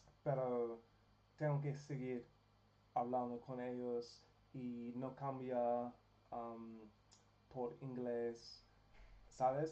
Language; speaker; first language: Spanish; non-native, learner; English